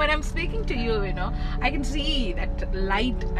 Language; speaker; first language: English; non-native, local second language; Tamil